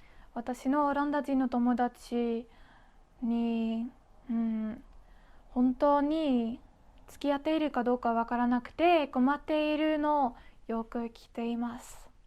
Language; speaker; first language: Japanese; non-native, fluent; Dutch